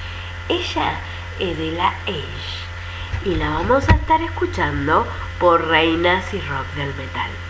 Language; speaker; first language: Spanish; native; Spanish